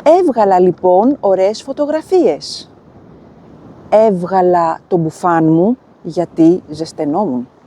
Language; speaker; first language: Greek; native; Greek